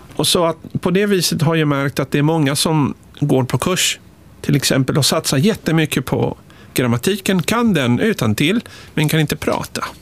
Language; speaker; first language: Swedish; non-native, fluent; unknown